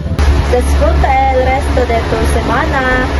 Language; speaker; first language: Spanish; non-native, learner; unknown